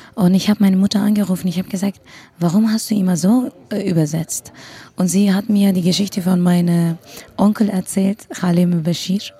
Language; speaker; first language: German; non-native, fluent; Kurdish